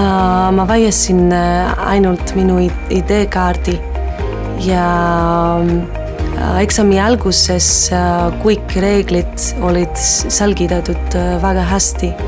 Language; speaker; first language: Estonian; non-native, learner; Greek